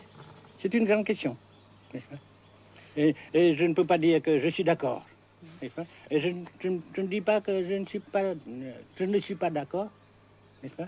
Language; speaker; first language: French; non-native, local second language; Vietnamese